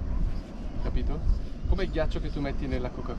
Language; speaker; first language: Italian; native; Italian